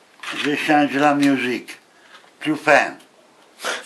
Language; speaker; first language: French; non-native, learner; Italian